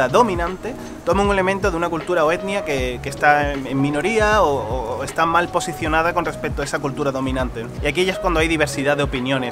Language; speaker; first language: Spanish; native; Spanish